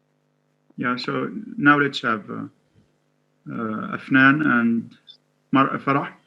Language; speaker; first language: English; non-native, fluent; Arabic